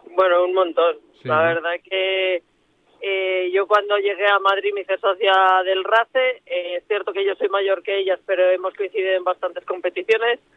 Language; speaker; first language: Spanish; native; Spanish